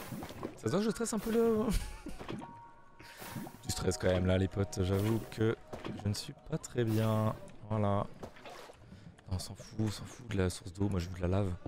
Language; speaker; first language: French; native; French